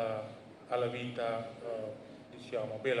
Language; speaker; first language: Italian; non-native, fluent; Indonesian